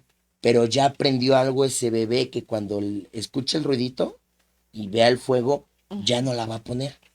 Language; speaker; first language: Spanish; native; Spanish